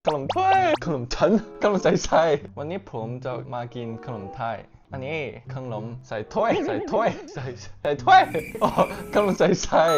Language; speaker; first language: Thai; non-native, learner; Cantonese